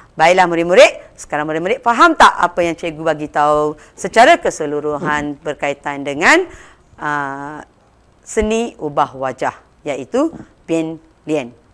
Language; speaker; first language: Malay; non-native, local second language; Tamil